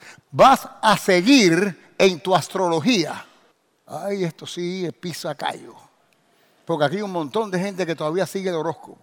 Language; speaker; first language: Spanish; native; Spanish